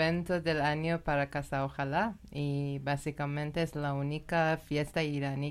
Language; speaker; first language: Spanish; non-native, learner; Persian